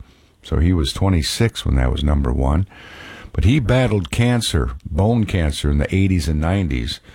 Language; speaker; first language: English; native; English